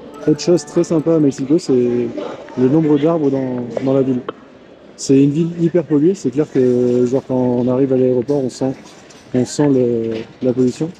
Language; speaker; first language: French; native; French